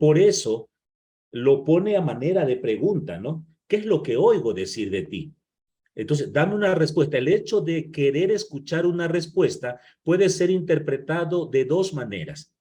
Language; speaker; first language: Spanish; native; Spanish